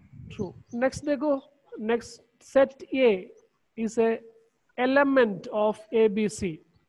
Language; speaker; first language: English; non-native, local second language; Malayalam